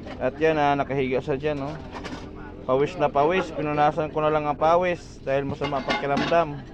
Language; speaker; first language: Filipino; non-native, local second language; Hiligaynon